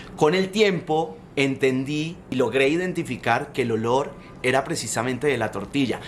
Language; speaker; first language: Spanish; native; Spanish